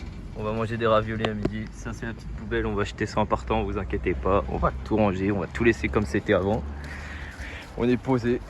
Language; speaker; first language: French; native; French